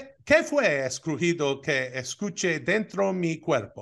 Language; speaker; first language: Spanish; non-native, learner; English